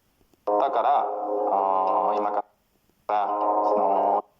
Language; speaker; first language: Japanese; non-native, learner; Chinese